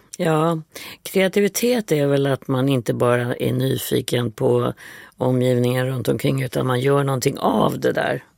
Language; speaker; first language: Swedish; native; Swedish